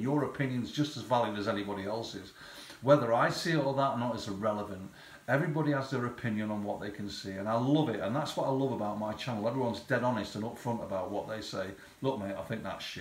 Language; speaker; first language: English; native; English